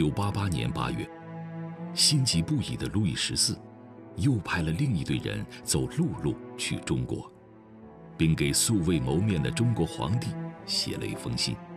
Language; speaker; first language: Chinese; native; Chinese